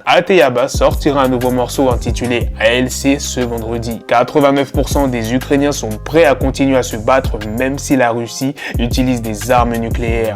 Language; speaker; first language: French; native; French